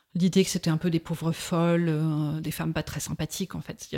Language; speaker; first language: French; native; French